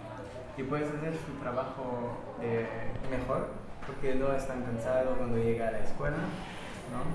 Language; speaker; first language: Spanish; non-native, learner; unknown